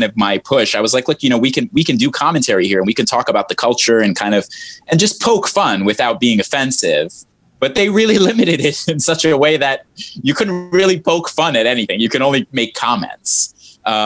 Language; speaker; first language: English; early bilingual, other home language; Arabic